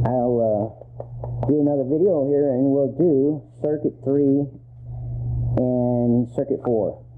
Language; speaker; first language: English; native; English